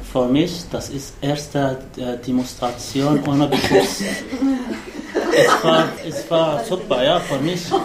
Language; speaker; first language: German; non-native, learner; Arabic